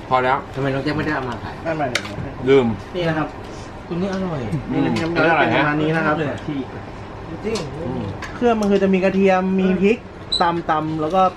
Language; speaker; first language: Thai; native; Thai